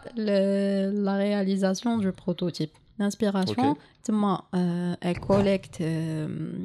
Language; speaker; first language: French; non-native, local second language; Arabic